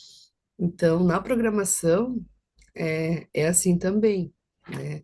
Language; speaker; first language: Portuguese; native; Portuguese